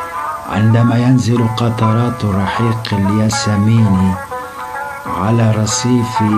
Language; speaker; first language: Arabic; non-native, local second language; Kurdish